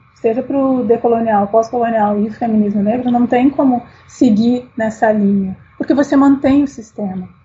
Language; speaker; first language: Portuguese; native; Portuguese